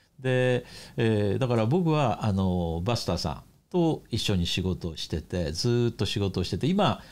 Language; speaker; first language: Japanese; native; Japanese